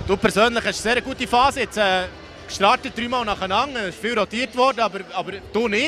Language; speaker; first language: German; native; German